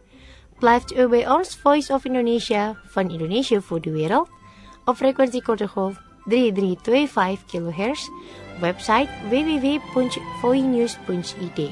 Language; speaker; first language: Dutch; non-native, fluent; Indonesian